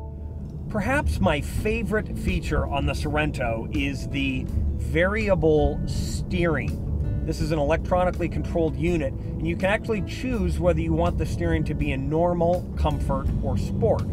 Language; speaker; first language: English; native; English